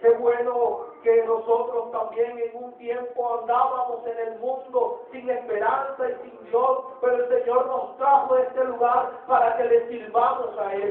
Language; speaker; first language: Spanish; native; Spanish